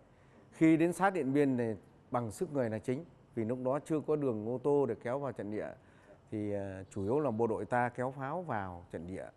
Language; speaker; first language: Vietnamese; native; Vietnamese